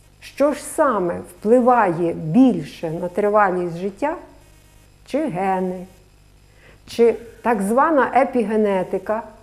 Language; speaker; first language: Ukrainian; native; Ukrainian